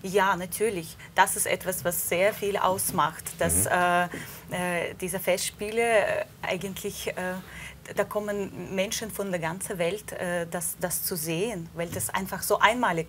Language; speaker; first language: German; non-native, fluent; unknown